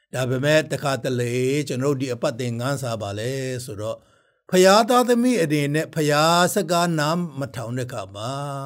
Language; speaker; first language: Burmese; non-native, local second language; Tedim Chin